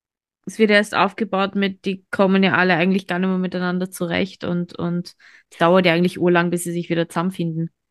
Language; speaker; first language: German; native; German